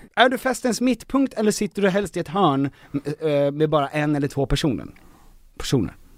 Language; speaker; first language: Swedish; native; Swedish